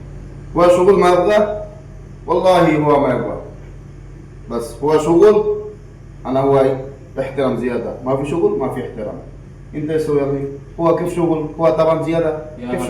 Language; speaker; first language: Arabic; non-native, learner; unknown